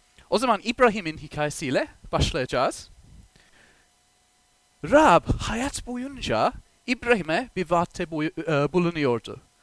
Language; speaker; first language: Turkish; non-native, fluent; English